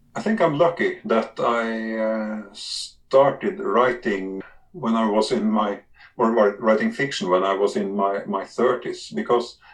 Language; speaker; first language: English; non-native, fluent; Norwegian